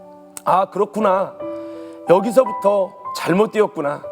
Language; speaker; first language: Korean; native; Korean